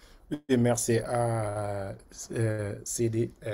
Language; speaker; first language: French; non-native, local second language; Wolof